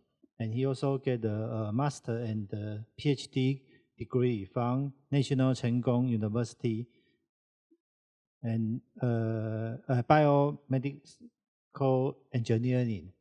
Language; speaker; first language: English; non-native, learner; Chinese